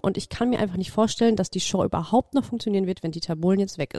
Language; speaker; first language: German; native; German